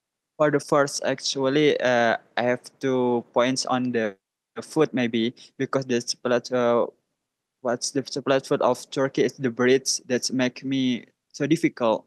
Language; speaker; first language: English; non-native, learner; Indonesian